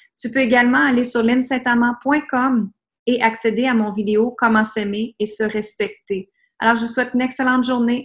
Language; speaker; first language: French; native; French